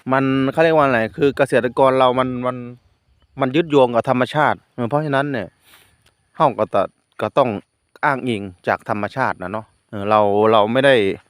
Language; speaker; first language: Thai; non-native, local second language; Northeastern Thai